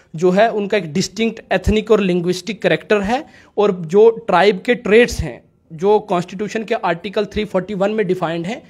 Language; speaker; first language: Hindi; native; Hindi